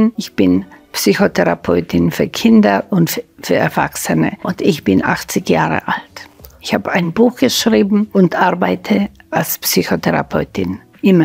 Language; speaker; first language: German; non-native, fluent; Slovak